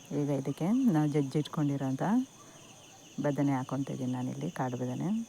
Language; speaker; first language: Kannada; non-native, local second language; Tulu